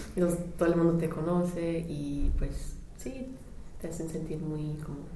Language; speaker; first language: Spanish; non-native, fluent; English